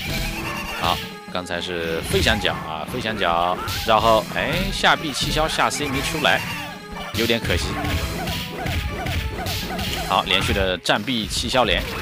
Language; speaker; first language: Chinese; native; Chinese